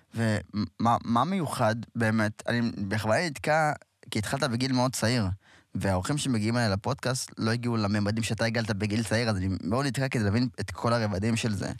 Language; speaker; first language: Hebrew; native; Hebrew